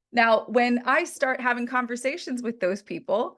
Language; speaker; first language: English; native; English